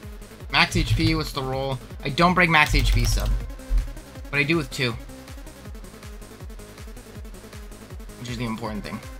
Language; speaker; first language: English; native; English